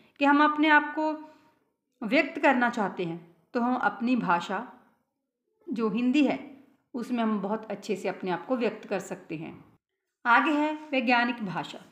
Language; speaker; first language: Hindi; non-native, local second language; Punjabi